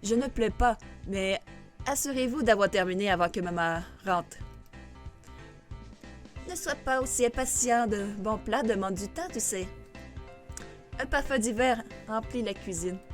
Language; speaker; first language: French; native; French